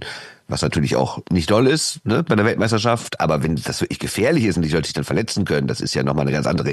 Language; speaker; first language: German; native; German